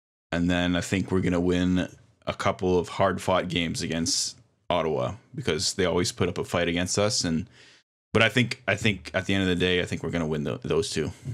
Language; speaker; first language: English; native; English